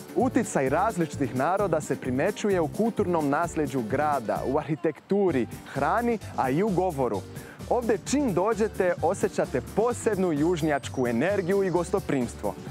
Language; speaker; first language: Serbian; non-native, fluent; Portuguese